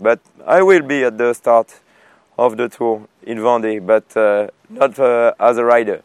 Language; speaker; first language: English; non-native, fluent; French